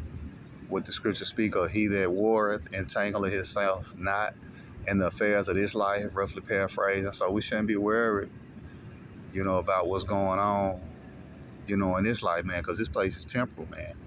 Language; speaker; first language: English; native; English